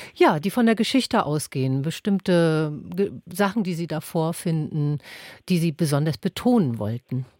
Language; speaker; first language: German; native; German